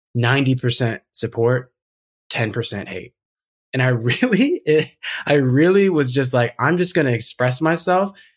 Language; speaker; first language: English; native; English